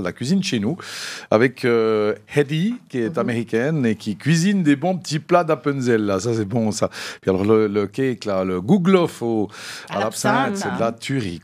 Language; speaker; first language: French; native; French